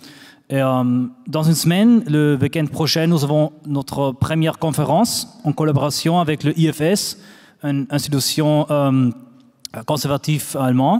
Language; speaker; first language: French; non-native, fluent; German